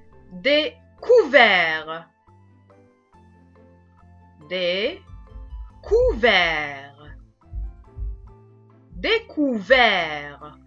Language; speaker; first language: French; non-native, local second language; Arabic